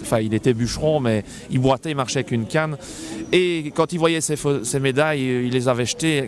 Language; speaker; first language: French; native; French